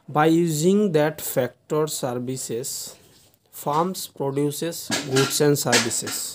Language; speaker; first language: English; non-native, local second language; Assamese